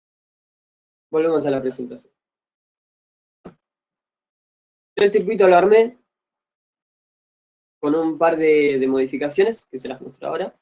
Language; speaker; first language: Spanish; native; Spanish